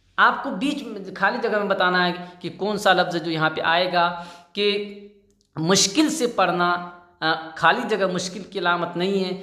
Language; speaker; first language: Urdu; native; Urdu